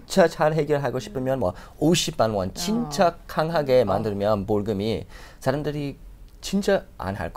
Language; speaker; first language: Korean; non-native, fluent; English